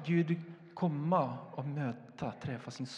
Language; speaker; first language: Swedish; non-native, fluent; Portuguese